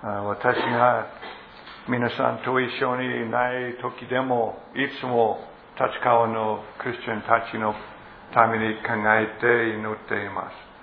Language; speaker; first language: Japanese; non-native, fluent; English